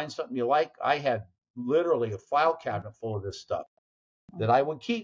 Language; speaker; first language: English; native; English